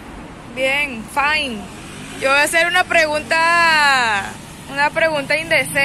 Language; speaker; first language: Spanish; native; Spanish